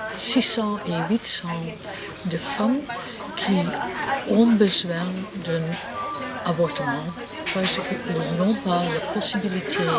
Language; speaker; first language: French; non-native, learner; Dutch